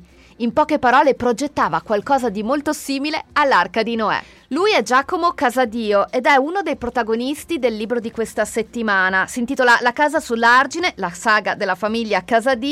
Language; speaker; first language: Italian; native; Italian